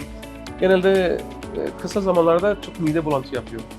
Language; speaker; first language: Turkish; early bilingual, other home language; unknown